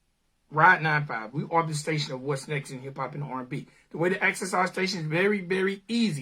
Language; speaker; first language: English; native; English